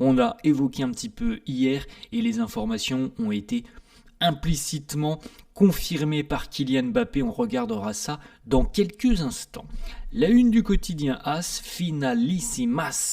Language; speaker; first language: French; native; French